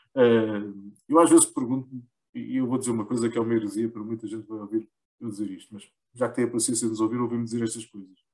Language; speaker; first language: Portuguese; native; Portuguese